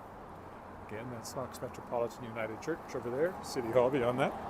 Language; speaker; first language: English; native; English